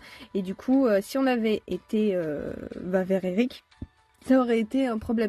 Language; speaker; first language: French; native; French